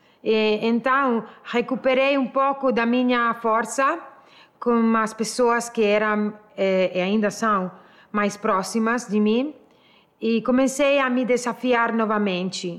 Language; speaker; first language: Portuguese; non-native, learner; Italian